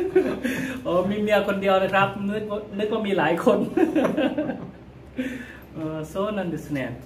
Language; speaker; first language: Japanese; non-native, learner; Thai